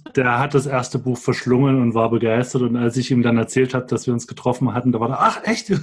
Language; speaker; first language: German; native; German